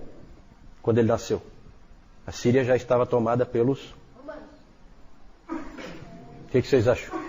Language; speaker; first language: Portuguese; native; Portuguese